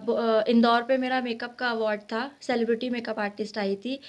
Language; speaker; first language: Hindi; native; Hindi